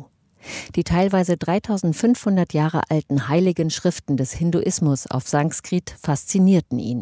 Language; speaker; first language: German; native; German